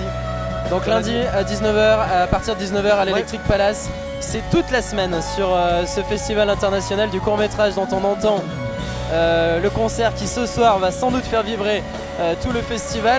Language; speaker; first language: French; native; French